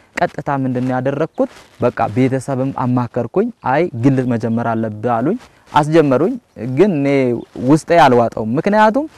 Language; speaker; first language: Amharic; native; Amharic